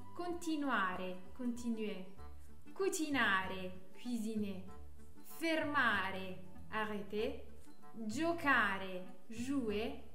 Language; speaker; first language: Italian; non-native, fluent; French